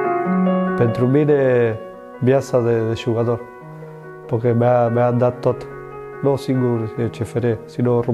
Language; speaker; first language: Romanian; non-native, learner; Spanish